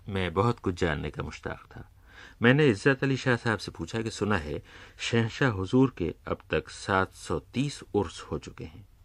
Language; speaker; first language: Urdu; native; Urdu